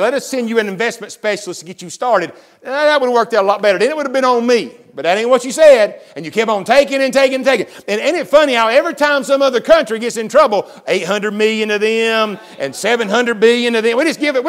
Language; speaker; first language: English; native; English